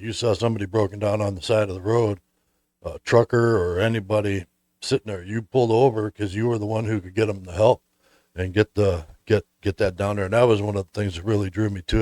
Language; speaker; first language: English; native; English